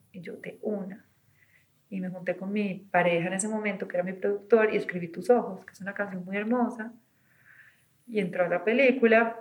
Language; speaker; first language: Spanish; native; Spanish